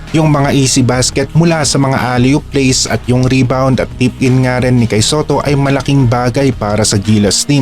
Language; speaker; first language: Filipino; native; Filipino